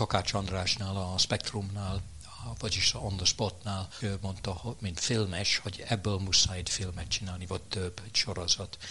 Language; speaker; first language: Hungarian; non-native, fluent; English